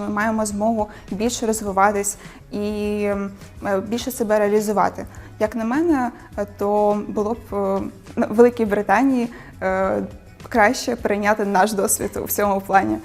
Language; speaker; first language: Ukrainian; native; Ukrainian